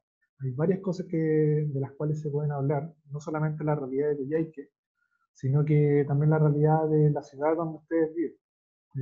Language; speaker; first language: Spanish; native; Spanish